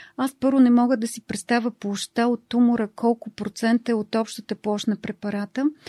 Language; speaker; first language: Bulgarian; native; Bulgarian